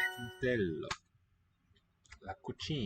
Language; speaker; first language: Italian; non-native, learner; English